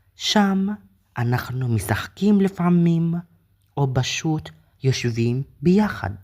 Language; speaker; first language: Hebrew; non-native, fluent; Arabic